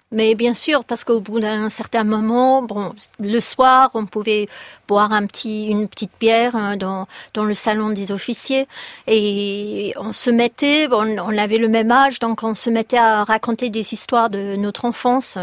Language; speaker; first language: French; non-native, fluent; English